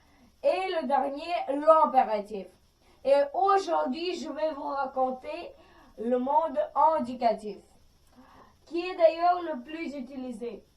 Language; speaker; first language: French; non-native, fluent; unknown